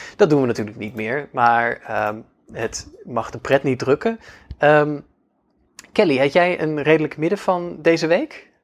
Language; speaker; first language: Dutch; native; Dutch